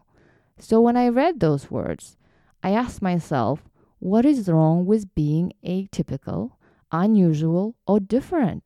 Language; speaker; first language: English; non-native, fluent; Kyrgyz